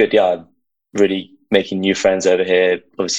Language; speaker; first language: English; native; English